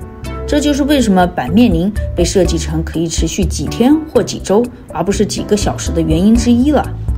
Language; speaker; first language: Chinese; native; Chinese